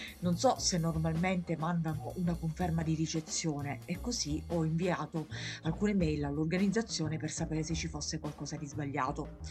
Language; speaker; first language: Italian; native; Italian